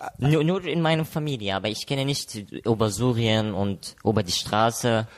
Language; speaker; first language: German; non-native, learner; Arabic